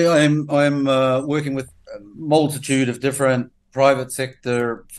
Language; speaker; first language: English; native; English